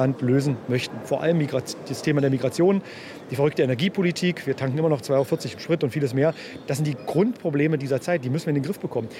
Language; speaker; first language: German; native; German